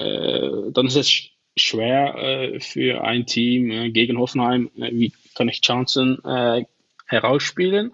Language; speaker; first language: German; non-native, learner; Dutch